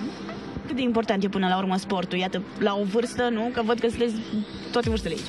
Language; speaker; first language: Romanian; native; Romanian